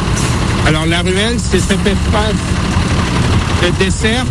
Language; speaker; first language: French; native; French